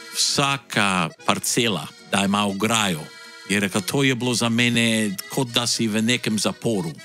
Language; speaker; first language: Slovenian; early bilingual, heritage; Slovenian